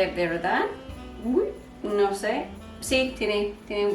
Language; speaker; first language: Spanish; non-native, learner; English